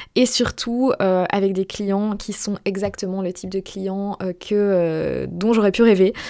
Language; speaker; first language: French; native; French